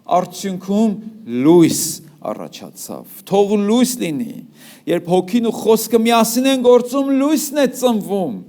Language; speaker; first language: Armenian; native; Armenian